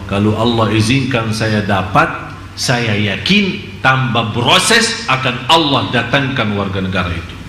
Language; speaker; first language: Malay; non-native, fluent; Arabic